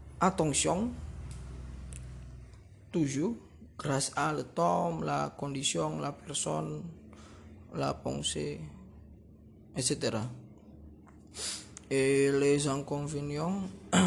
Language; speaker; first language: French; non-native, learner; Indonesian